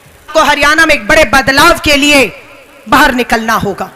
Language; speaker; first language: Hindi; native; Hindi